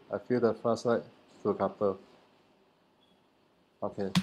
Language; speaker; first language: English; non-native, learner; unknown